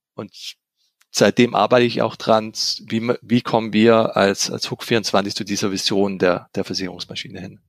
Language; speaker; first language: German; native; German